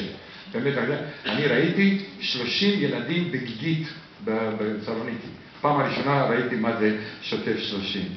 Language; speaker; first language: Hebrew; non-native, fluent; Romanian